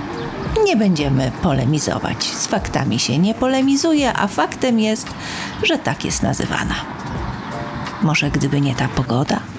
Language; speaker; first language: Polish; native; Polish